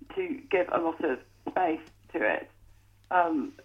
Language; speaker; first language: English; native; English